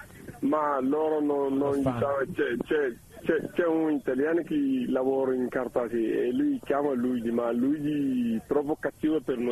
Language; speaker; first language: Italian; non-native, learner; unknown